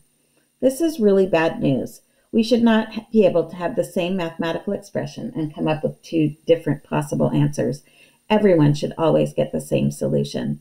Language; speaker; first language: English; native; English